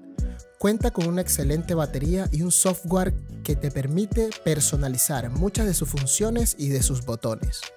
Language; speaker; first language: Spanish; native; Spanish